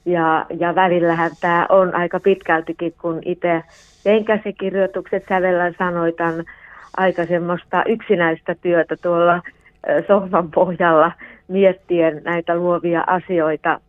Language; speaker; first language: Finnish; native; Finnish